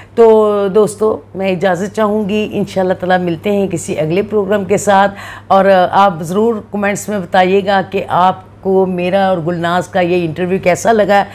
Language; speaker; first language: Urdu; non-native, local second language; Punjabi